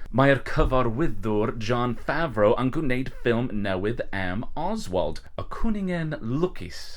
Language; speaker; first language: Welsh; non-native, learner; English